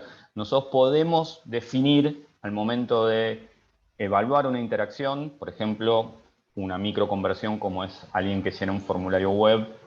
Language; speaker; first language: Spanish; native; Spanish